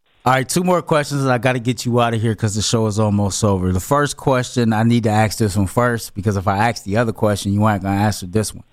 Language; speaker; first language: English; native; English